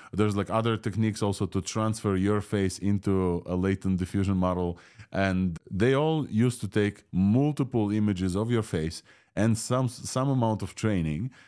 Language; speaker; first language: English; non-native, fluent; Russian